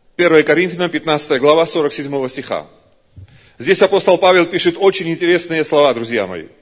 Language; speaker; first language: Russian; non-native, local second language; Georgian